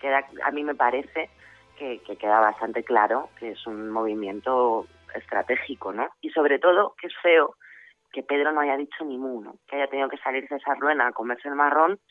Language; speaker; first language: Spanish; native; Spanish